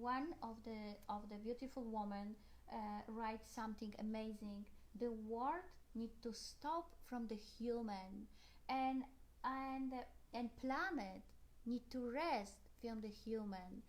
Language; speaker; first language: English; non-native, learner; Polish